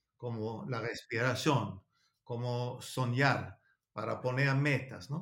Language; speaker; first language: Spanish; non-native, learner; Danish